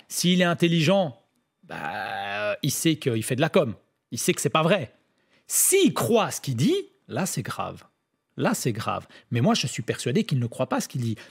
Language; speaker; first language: French; native; French